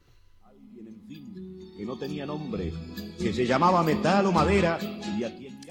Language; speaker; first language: Spanish; native; Spanish